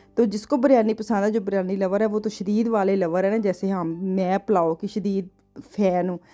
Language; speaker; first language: Urdu; non-native, local second language; Punjabi